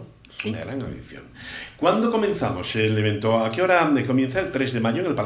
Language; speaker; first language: Spanish; native; Spanish